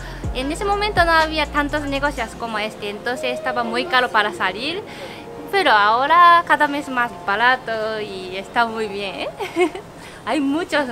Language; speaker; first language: Spanish; non-native, learner; Japanese